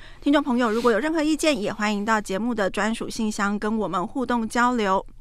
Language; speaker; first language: Chinese; native; Chinese